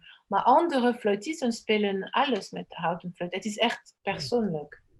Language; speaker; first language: Dutch; non-native, fluent; French